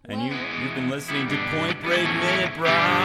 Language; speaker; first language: English; native; English